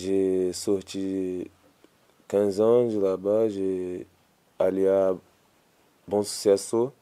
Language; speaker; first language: French; non-native, learner; Portuguese